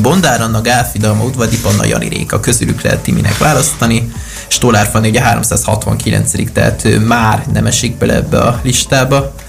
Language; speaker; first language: Hungarian; native; Hungarian